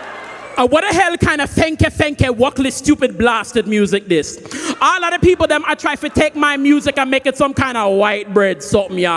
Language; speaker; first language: English; native; English